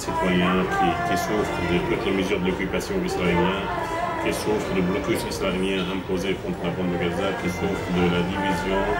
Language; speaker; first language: French; non-native, fluent; Arabic